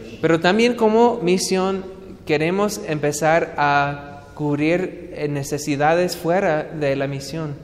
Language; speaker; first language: Spanish; non-native, fluent; English